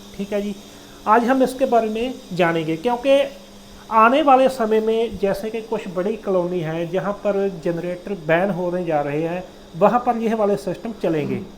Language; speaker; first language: Hindi; native; Hindi